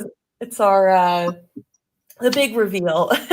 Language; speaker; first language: English; native; English